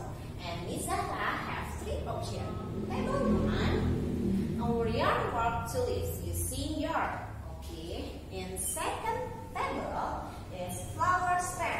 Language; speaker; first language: English; non-native, learner; Indonesian